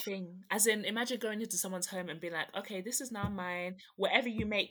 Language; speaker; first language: English; native; English